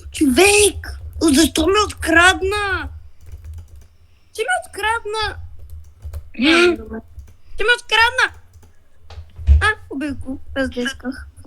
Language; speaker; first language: Bulgarian; native; Bulgarian